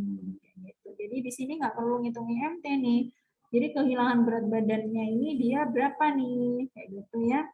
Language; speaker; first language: Indonesian; native; Indonesian